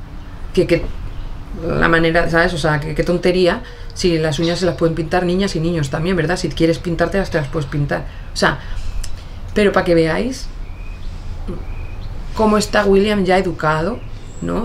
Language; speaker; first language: Spanish; native; Spanish